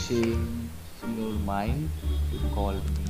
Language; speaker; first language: English; non-native, learner; Malayalam